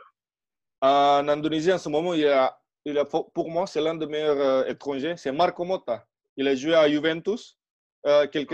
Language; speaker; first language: French; non-native, fluent; Indonesian